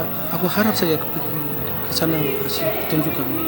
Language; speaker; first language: Indonesian; early bilingual, heritage; Indonesian